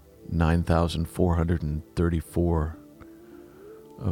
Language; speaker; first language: English; native; English